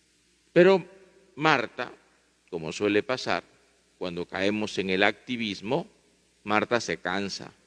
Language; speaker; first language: Spanish; native; Spanish